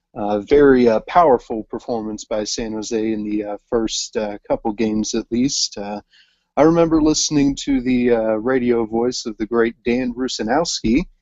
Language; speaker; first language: English; native; English